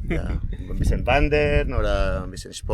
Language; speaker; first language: German; non-native, learner; Spanish